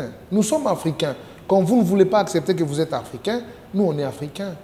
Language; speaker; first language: French; non-native, local second language; Lingala